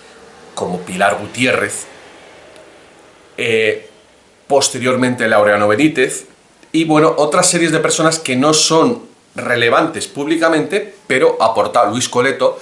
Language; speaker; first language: Spanish; native; Spanish